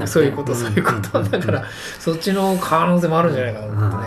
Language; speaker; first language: Japanese; native; Japanese